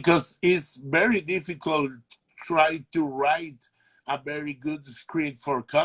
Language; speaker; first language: English; non-native, learner; Spanish